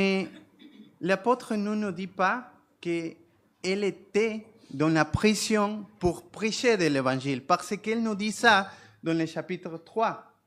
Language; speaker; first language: French; non-native, fluent; Spanish